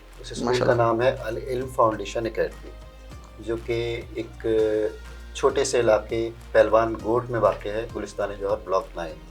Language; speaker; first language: Urdu; native; Urdu